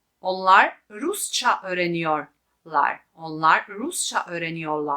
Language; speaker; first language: Turkish; non-native, fluent; Albanian